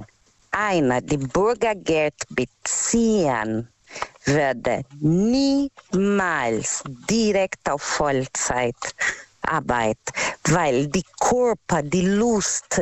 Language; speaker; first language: German; non-native, learner; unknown